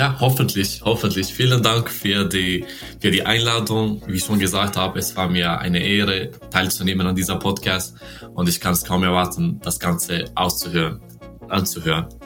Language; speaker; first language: German; non-native, learner; Serbian